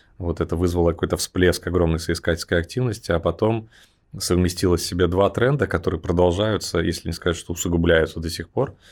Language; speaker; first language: Russian; native; Russian